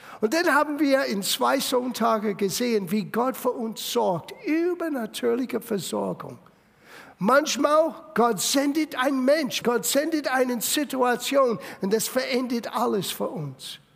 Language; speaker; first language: German; non-native, fluent; English